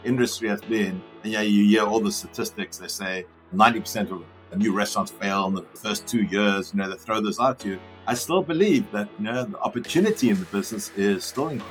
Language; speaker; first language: English; native; English